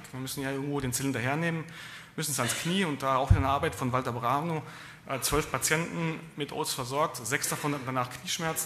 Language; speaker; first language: German; native; German